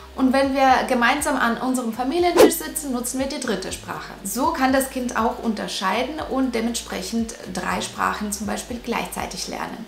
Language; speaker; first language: German; non-native, fluent; Russian